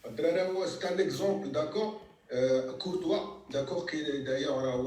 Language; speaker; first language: French; non-native, local second language; Arabic